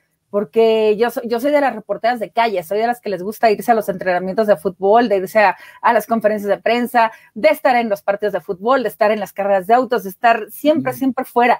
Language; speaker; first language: Spanish; native; Spanish